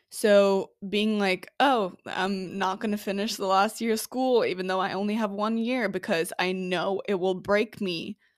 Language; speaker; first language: English; non-native, fluent; Norwegian